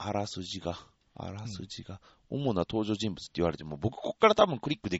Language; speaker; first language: Japanese; native; Japanese